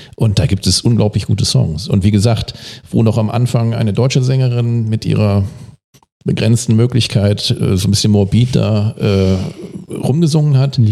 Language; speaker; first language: German; native; German